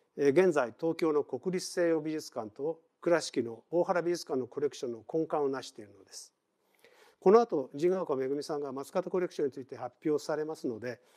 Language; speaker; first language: Japanese; native; Japanese